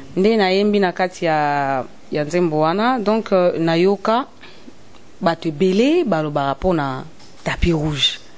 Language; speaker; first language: French; non-native, local second language; Lingala